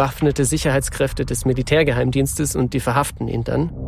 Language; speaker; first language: German; native; German